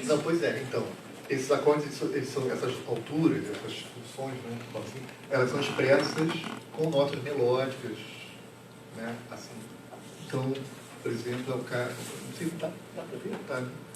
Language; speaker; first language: Portuguese; native; Portuguese